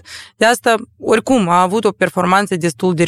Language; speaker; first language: Romanian; non-native, local second language; Russian